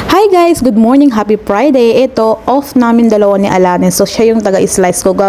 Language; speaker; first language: Filipino; non-native, local second language; Maguindanaon